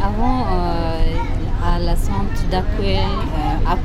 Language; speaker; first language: French; non-native, learner; Tibetan